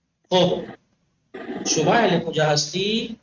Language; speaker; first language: Persian; non-native, fluent; Urdu